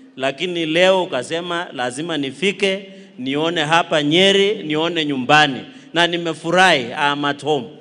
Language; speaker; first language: Swahili; non-native, local second language; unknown